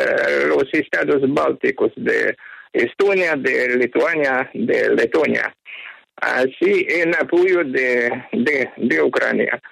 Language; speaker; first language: Spanish; non-native, fluent; Ukrainian